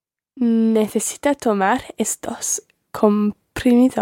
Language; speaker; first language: Spanish; non-native, learner; English